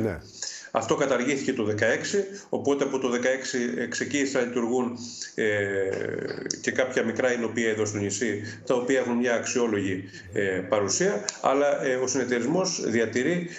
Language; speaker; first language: Greek; native; Greek